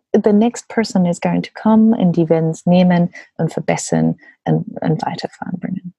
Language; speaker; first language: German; non-native, learner; English